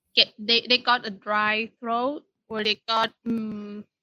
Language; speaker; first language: English; non-native, fluent; Thai